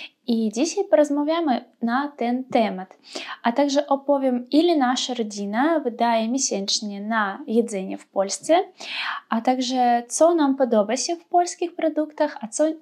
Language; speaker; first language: Polish; non-native, fluent; Russian